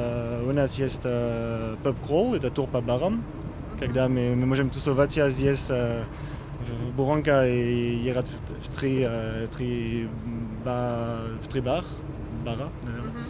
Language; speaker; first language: Russian; non-native, learner; French